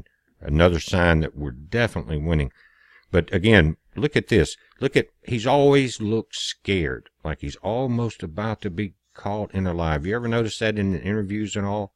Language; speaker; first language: English; native; English